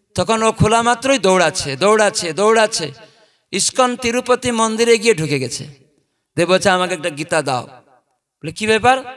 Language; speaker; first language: Bangla; non-native, fluent; Odia